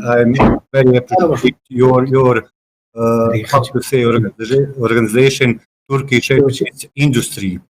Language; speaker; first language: English; non-native, fluent; Bosnian